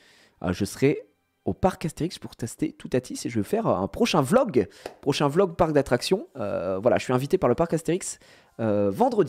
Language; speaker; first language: French; native; French